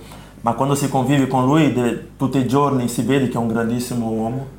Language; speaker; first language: Italian; non-native, fluent; Portuguese